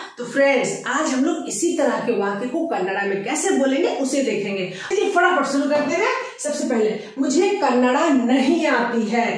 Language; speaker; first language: Hindi; native; Hindi